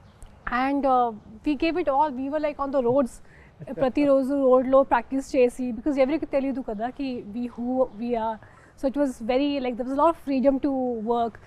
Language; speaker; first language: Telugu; non-native, fluent; Hindi